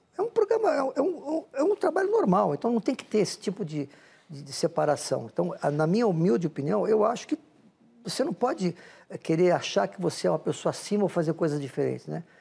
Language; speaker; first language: Portuguese; native; Portuguese